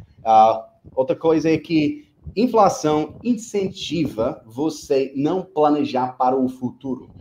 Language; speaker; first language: Portuguese; non-native, fluent; English